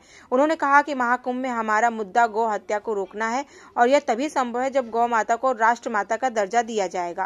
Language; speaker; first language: Hindi; native; Hindi